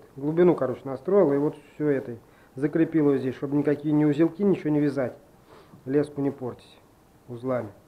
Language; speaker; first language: Russian; native; Russian